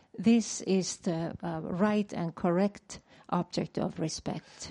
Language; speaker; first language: English; non-native, fluent; Finnish